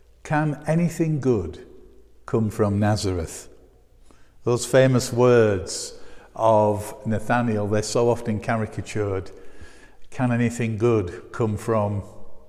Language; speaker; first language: English; native; English